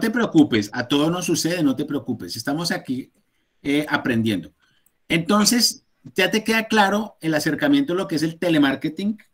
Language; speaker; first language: Spanish; native; Spanish